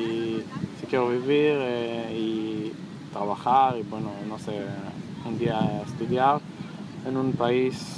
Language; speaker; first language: Spanish; non-native, learner; Hebrew